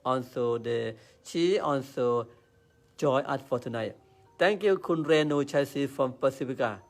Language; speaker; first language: English; non-native, learner; Thai